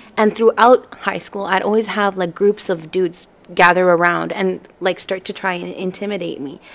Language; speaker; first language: English; native; English